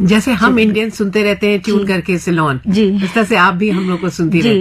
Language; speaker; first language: Hindi; native; Hindi